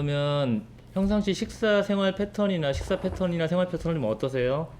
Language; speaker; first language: Korean; native; Korean